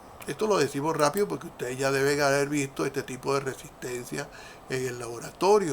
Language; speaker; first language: Spanish; native; Spanish